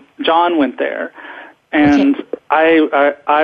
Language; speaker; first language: English; native; English